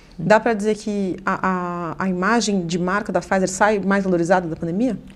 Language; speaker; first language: Portuguese; native; Portuguese